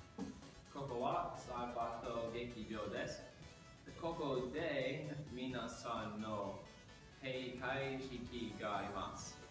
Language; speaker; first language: Japanese; non-native, learner; English